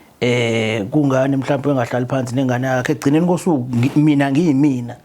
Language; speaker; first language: Zulu; native; Zulu